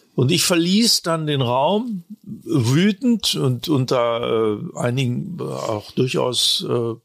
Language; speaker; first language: German; native; German